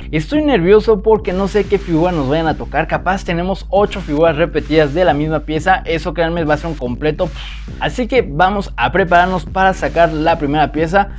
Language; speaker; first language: Spanish; native; Spanish